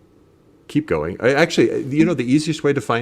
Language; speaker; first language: English; native; English